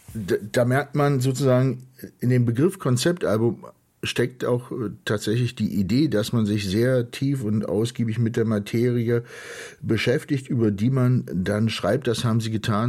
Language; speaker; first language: German; native; German